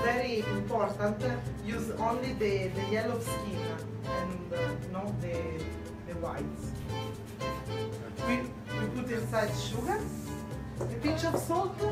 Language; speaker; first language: English; non-native, learner; Italian